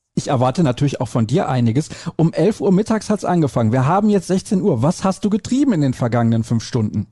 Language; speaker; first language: German; native; German